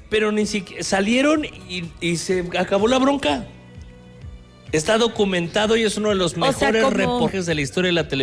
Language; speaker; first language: Spanish; native; Spanish